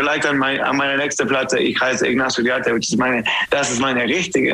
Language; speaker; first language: German; non-native, fluent; English